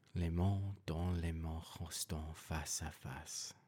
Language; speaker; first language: French; non-native, learner; English